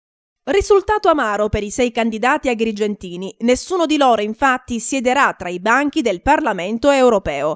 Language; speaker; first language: Italian; native; Italian